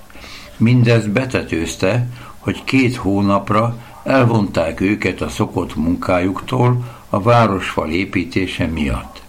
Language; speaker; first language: Hungarian; native; Hungarian